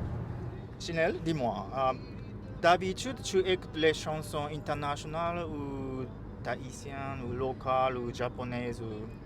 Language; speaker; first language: French; non-native, learner; Japanese